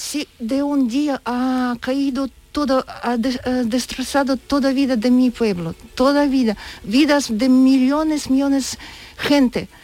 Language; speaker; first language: Spanish; non-native, learner; Ukrainian